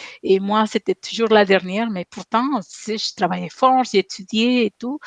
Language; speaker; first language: French; non-native, fluent; Spanish